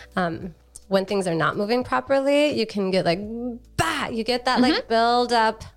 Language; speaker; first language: English; native; English